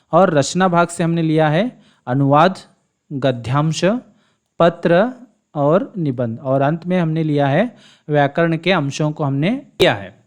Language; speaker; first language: Hindi; non-native, local second language; Kannada